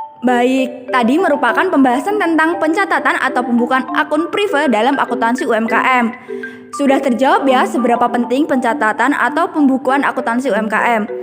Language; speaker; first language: Indonesian; native; Indonesian